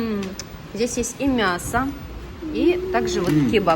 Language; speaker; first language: Russian; native; Russian